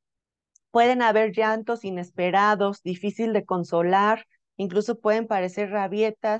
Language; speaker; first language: Spanish; native; Spanish